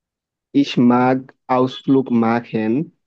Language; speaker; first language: German; non-native, learner; Bangla